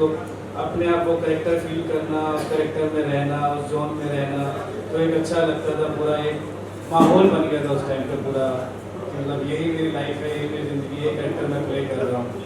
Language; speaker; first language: Hindi; native; Hindi